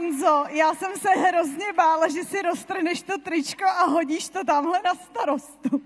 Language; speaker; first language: Czech; native; Czech